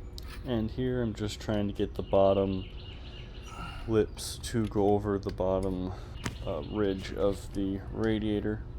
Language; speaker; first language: English; native; English